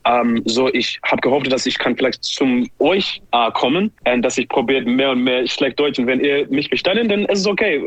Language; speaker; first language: German; non-native, learner; English